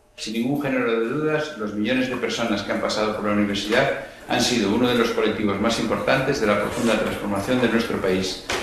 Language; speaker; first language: Spanish; native; Spanish